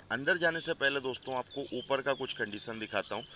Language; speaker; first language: Hindi; non-native, local second language; Odia